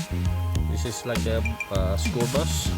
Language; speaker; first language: English; non-native, learner; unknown